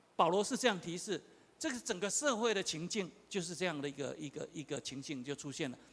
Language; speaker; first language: Chinese; non-native, local second language; Min Nan Chinese